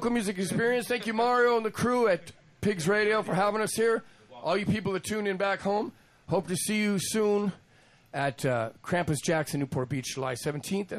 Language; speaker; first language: English; non-native, fluent; Japanese